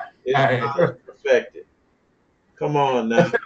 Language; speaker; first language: English; native; English